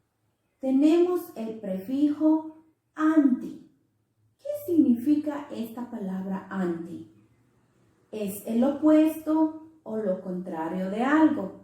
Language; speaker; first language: Spanish; non-native, local second language; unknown